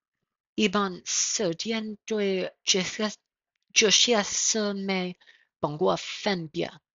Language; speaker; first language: Chinese; non-native, learner; English